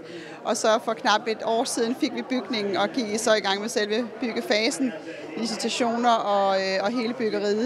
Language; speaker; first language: Danish; native; Danish